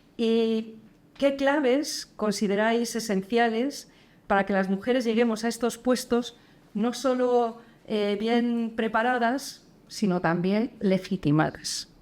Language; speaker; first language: Spanish; native; Spanish